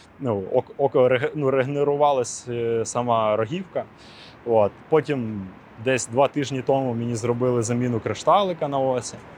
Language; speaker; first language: Ukrainian; non-native, local second language; Russian